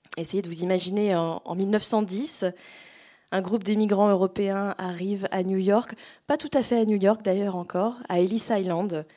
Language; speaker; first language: French; native; French